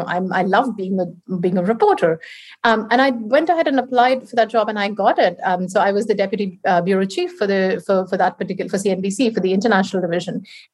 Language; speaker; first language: English; non-native, local second language; Hindi